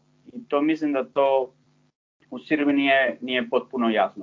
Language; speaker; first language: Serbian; non-native, fluent; Spanish